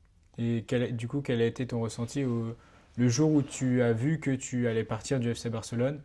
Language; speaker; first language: French; native; French